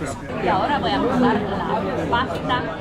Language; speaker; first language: Spanish; non-native, fluent; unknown